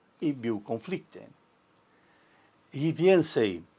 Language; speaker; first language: Polish; early bilingual, heritage; Portuguese